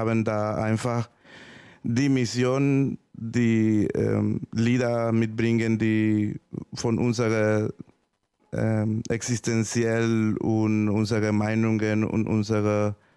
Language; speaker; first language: German; non-native, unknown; Spanish